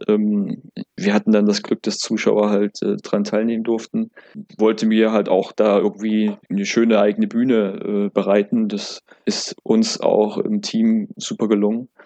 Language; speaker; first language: German; native; German